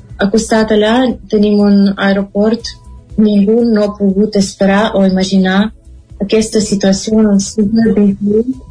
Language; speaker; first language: Catalan; non-native, fluent; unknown